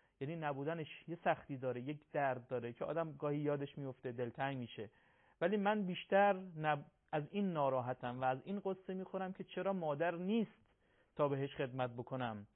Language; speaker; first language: Persian; native; Persian